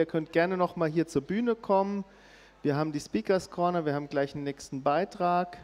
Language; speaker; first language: German; native; German